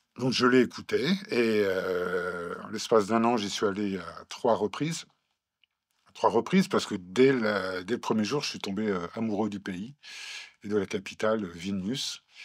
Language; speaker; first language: French; native; French